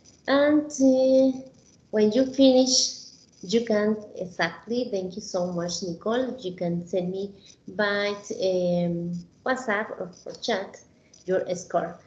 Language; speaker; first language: English; non-native, fluent; Spanish